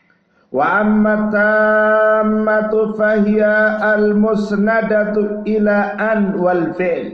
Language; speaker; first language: Arabic; non-native, fluent; Indonesian